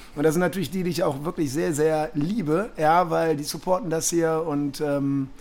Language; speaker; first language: German; native; German